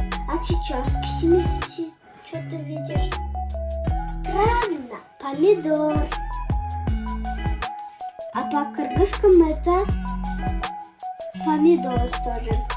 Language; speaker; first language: Russian; non-native, local second language; Kyrgyz